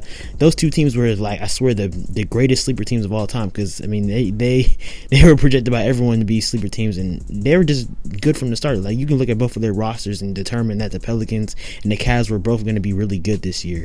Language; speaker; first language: English; native; English